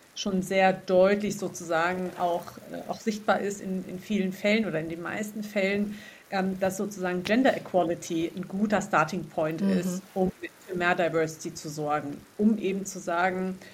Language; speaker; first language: German; native; German